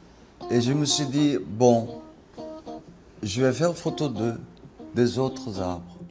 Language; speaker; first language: French; non-native, learner; Korean